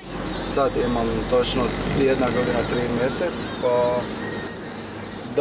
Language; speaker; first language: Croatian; non-native, learner; Arabic